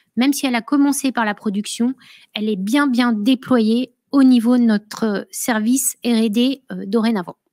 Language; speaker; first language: French; native; French